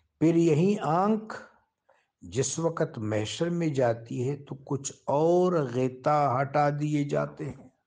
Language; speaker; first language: Urdu; non-native, local second language; Pashto